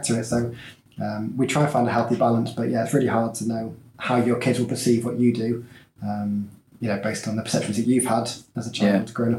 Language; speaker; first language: English; native; English